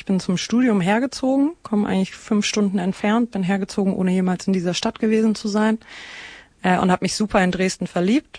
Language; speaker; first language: German; native; German